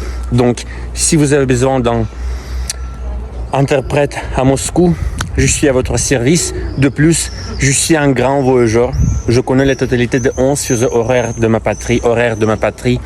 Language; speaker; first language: French; non-native, fluent; Russian